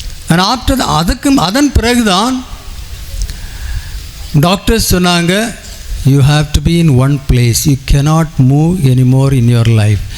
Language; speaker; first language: English; non-native, local second language; Tamil